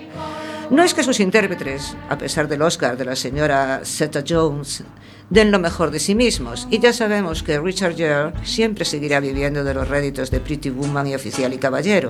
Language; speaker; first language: Spanish; native; Spanish